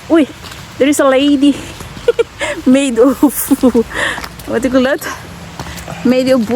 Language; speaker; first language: English; non-native, learner; Filipino